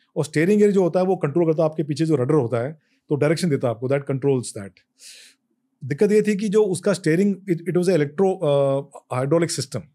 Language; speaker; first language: Hindi; native; Hindi